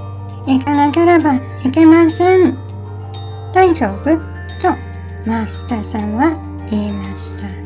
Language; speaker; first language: Japanese; non-native, learner; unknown